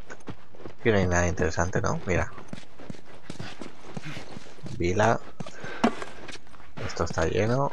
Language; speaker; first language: Spanish; native; Spanish